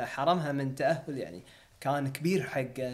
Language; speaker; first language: Arabic; native; Arabic